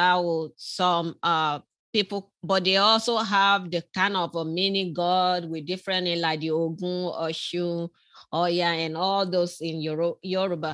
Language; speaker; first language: English; non-native, local second language; Yoruba